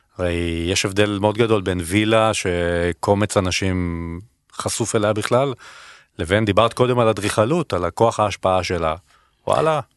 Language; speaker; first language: Hebrew; native; Hebrew